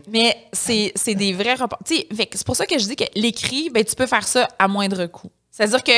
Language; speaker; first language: French; native; French